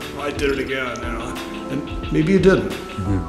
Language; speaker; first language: English; native; English